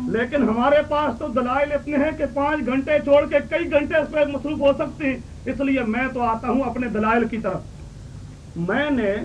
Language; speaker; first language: Urdu; native; Urdu